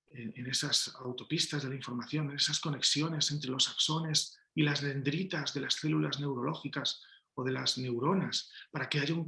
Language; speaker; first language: Spanish; native; Spanish